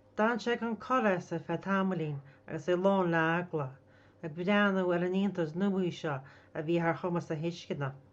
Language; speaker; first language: Irish; native; Irish